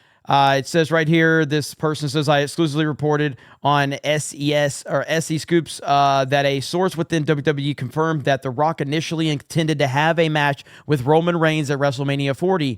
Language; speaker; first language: English; native; English